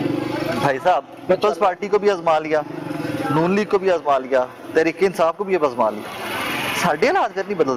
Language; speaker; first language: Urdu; non-native, local second language; Punjabi